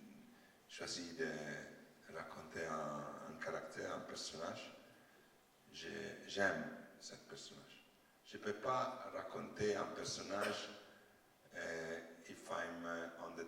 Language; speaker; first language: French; non-native, learner; Italian